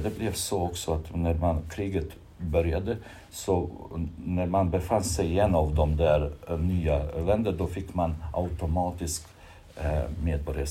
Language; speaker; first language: Swedish; non-native, fluent; Bosnian